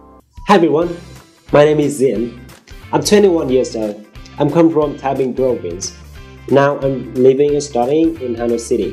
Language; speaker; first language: English; non-native, learner; Vietnamese